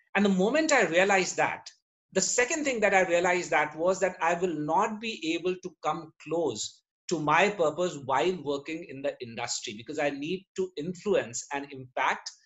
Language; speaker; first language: English; non-native, local second language; Hindi